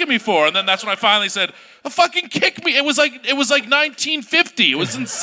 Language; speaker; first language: English; native; English